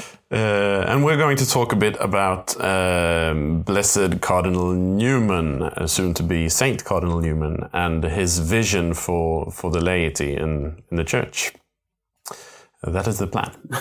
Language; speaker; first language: English; non-native, fluent; Swedish